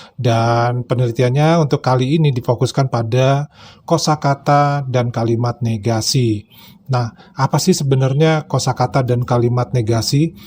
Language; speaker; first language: Indonesian; native; Indonesian